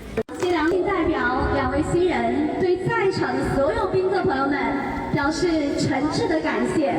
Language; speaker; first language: Chinese; native; Chinese